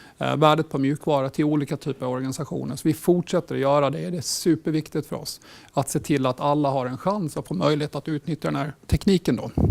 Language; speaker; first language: Swedish; early bilingual, heritage; Swedish